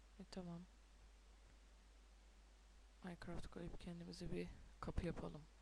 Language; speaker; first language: Turkish; native; Turkish